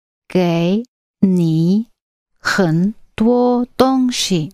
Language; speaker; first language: Chinese; non-native, learner; English